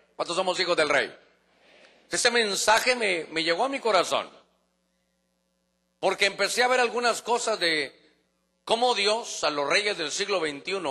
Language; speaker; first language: Spanish; native; Spanish